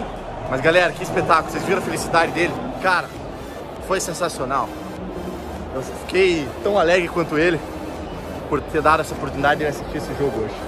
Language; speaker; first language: Portuguese; native; Portuguese